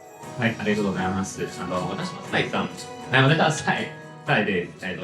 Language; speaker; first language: Japanese; non-native, learner; Chinese